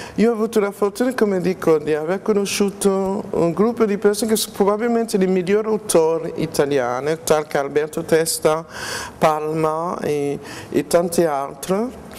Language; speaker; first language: Italian; non-native, fluent; French